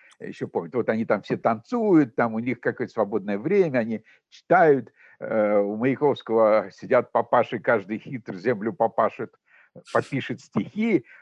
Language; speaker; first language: Russian; native; Russian